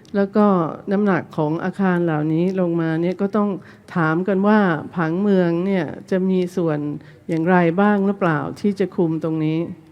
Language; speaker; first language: Thai; non-native, fluent; English